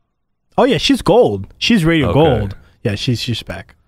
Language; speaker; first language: English; native; English